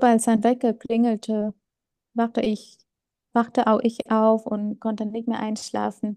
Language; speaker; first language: German; early bilingual, other home language; Vietnamese